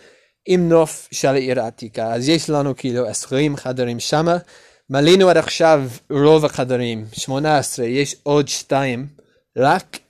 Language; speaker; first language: Hebrew; non-native, learner; English